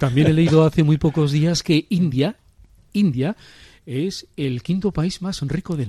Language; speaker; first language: Spanish; native; Spanish